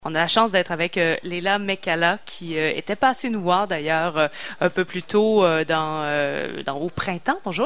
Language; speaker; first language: French; native; French